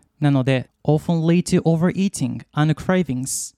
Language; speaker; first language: English; non-native, fluent; Japanese